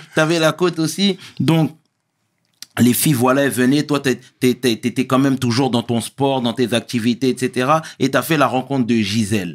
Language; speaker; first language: French; early bilingual, other home language; Lingala